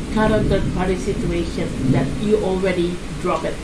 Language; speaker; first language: English; non-native, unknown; Indonesian